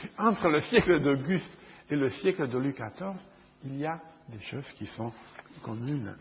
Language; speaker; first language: French; non-native, fluent; Romanian